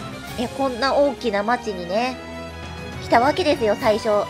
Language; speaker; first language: Japanese; native; Japanese